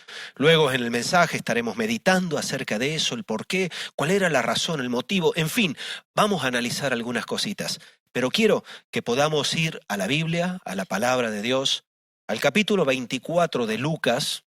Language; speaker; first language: Spanish; native; Spanish